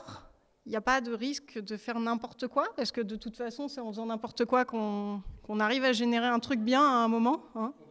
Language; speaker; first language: French; native; French